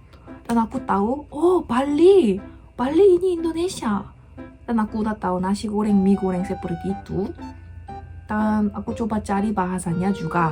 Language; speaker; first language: Indonesian; non-native, fluent; Korean